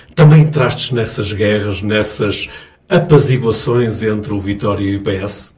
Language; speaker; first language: Portuguese; native; Portuguese